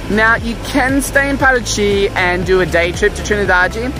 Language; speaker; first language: English; native; English